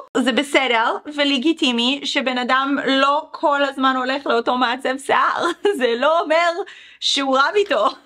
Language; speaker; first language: Hebrew; early bilingual, other home language; English